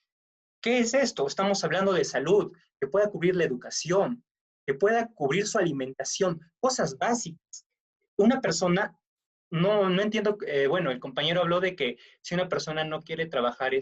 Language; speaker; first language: Spanish; native; Spanish